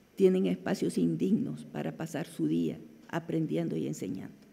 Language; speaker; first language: Spanish; native; Spanish